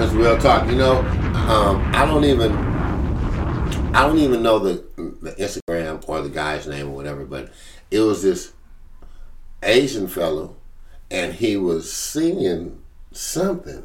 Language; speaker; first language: English; native; English